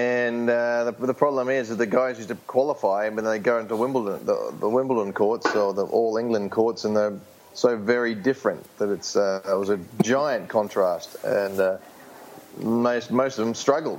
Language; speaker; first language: English; native; English